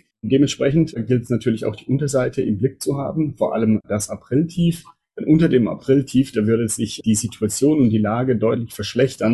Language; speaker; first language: German; native; German